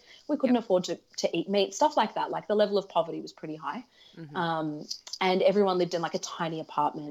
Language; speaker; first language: English; early bilingual, other home language; Russian